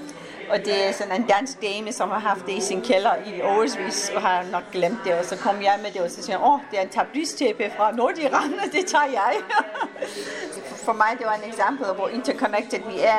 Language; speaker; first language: Danish; non-native, fluent; Persian